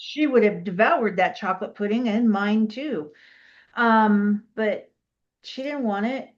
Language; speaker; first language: English; native; English